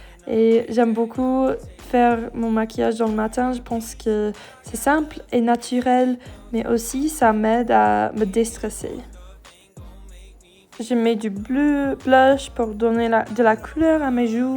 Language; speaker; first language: French; non-native, learner; English